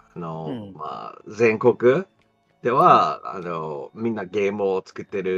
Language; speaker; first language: Japanese; non-native, fluent; English